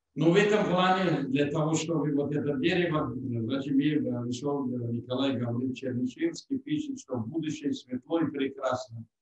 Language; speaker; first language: Russian; non-native, local second language; Tajik